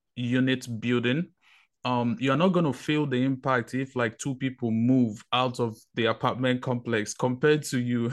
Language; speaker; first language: English; non-native, local second language; Igbo